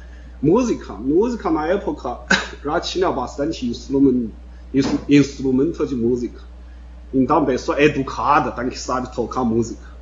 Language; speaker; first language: Portuguese; non-native, fluent; Chinese